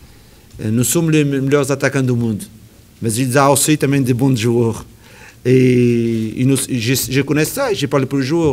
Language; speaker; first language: French; non-native, learner; Portuguese